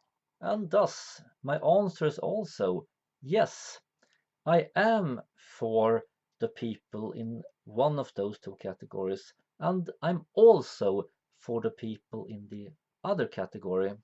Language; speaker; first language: English; non-native, fluent; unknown